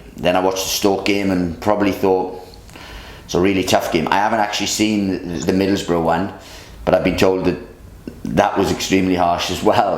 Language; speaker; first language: English; native; English